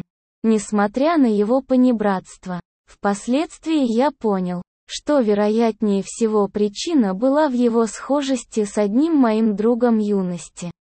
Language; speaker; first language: Russian; native; Russian